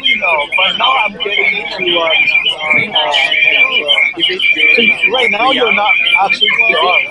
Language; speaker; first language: English; non-native, learner; Japanese